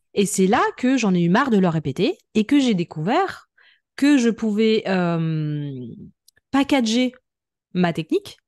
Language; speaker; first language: French; native; French